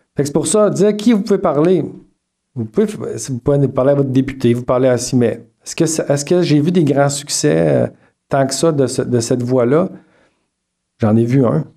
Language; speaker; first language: French; native; French